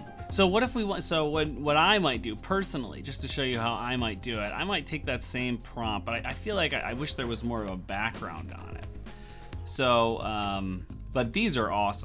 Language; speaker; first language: English; native; English